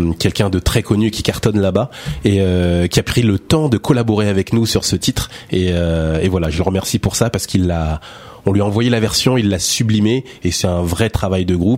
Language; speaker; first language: French; native; French